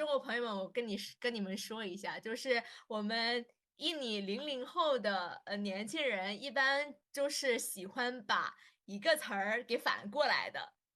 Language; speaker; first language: Chinese; non-native, local second language; Indonesian